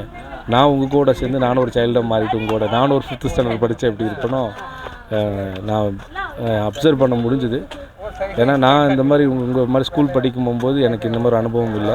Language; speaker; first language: Tamil; native; Tamil